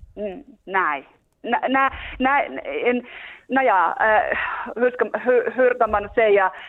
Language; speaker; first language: Swedish; non-native, local second language; Finnish